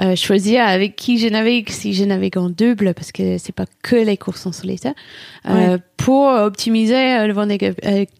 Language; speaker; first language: French; non-native, fluent; English